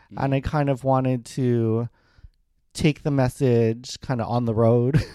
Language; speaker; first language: English; native; English